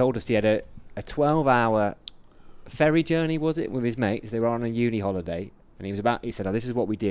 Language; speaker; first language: English; native; English